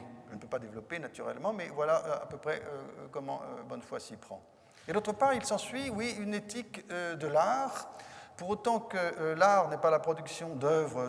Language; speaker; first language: French; native; French